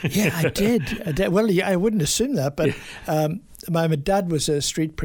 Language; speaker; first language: English; native; English